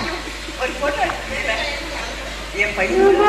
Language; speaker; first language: Tamil; non-native, local second language; Telugu